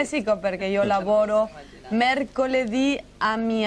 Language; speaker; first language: Italian; non-native, learner; Spanish